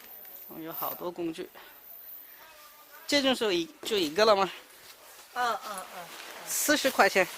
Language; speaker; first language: Chinese; non-native, fluent; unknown